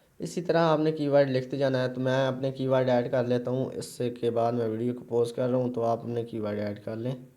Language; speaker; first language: Urdu; non-native, local second language; Punjabi